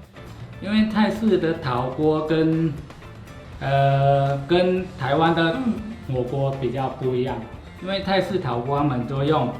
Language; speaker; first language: Chinese; non-native, fluent; Thai